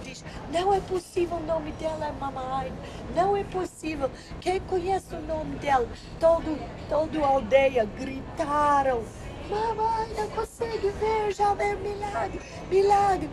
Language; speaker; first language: Portuguese; non-native, learner; English